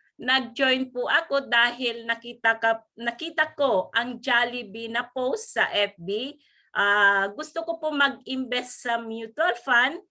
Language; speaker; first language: Filipino; non-native, local second language; Iloko